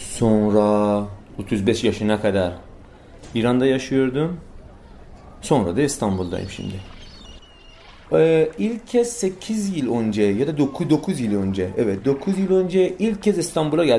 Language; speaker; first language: Turkish; non-native, fluent; Persian